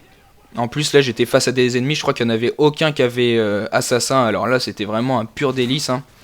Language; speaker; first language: French; native; French